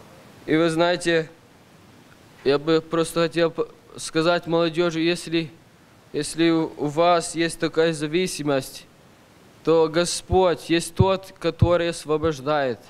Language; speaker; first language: Russian; early bilingual, heritage; Russian